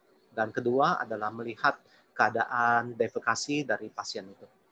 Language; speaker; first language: Indonesian; early bilingual, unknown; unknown